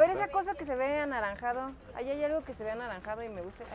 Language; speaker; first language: Spanish; native; Spanish